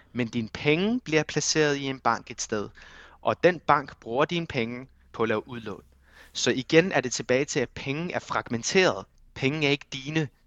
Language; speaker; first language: Danish; early bilingual, other home language; Armenian